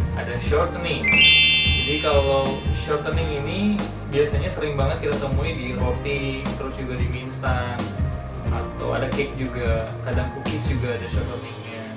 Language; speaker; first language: Indonesian; native; Indonesian